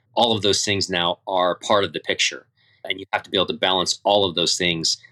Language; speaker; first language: English; native; English